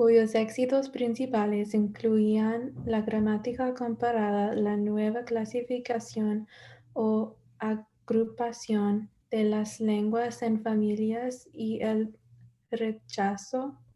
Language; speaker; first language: Spanish; non-native, learner; English